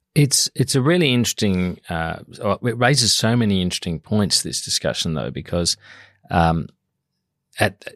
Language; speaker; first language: English; native; English